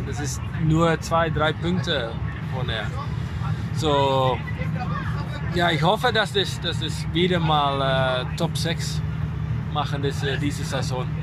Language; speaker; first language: German; non-native, learner; Dutch